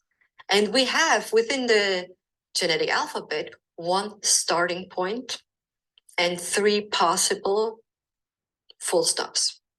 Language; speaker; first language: English; non-native, fluent; German